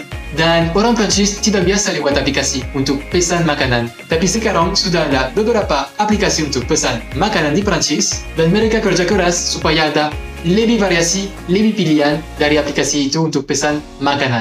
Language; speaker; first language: Indonesian; non-native, fluent; French